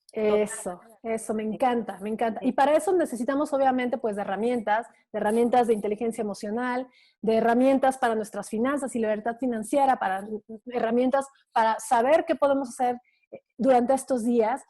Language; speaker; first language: Spanish; native; Spanish